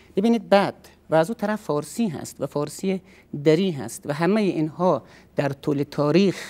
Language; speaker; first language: Persian; native; Persian